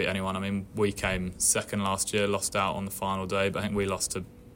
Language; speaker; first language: English; native; English